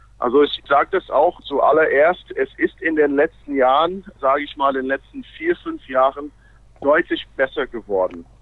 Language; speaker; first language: German; non-native, fluent; English